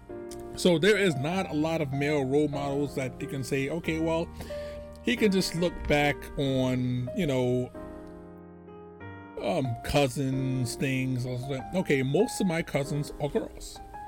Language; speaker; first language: English; native; English